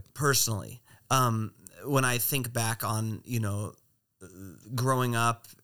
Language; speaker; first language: English; native; English